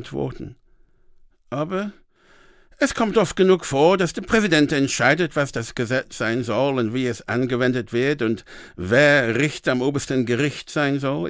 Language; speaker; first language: German; non-native, fluent; English